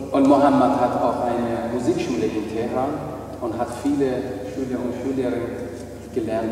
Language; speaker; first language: German; non-native, learner; Persian